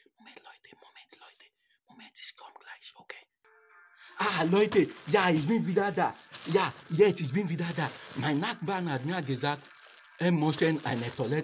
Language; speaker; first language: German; non-native, learner; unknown